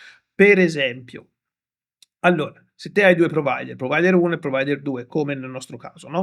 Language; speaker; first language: Italian; native; Italian